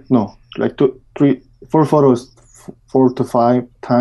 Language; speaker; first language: English; non-native, fluent; Korean